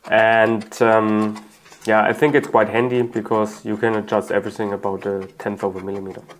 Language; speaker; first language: English; non-native, fluent; German